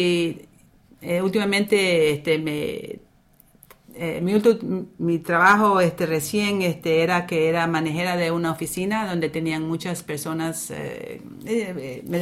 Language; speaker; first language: Spanish; early bilingual, other home language; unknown